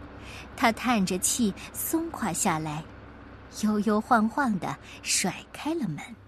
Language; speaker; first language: Chinese; native; Chinese